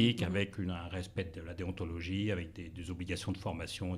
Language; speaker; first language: French; native; French